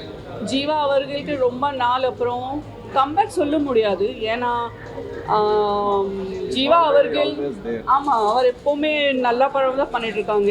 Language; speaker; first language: Tamil; non-native, fluent; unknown